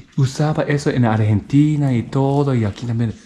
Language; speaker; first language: Spanish; non-native, learner; Japanese